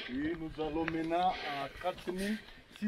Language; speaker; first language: French; non-native, learner; Swahili